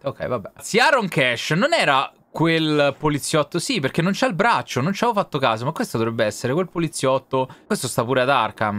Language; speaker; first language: Italian; native; Italian